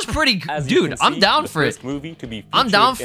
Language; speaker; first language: English; native; English